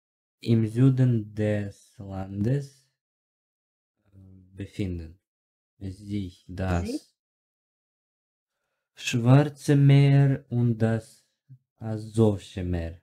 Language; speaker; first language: German; non-native, learner; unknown